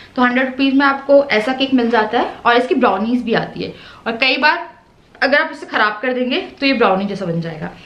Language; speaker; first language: Hindi; native; Hindi